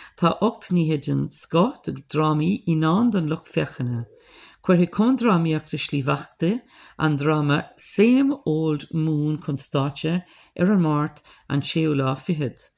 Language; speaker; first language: Irish; non-native, local second language; English